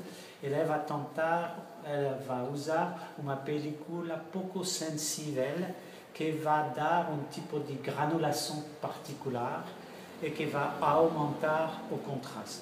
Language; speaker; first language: Portuguese; non-native, fluent; French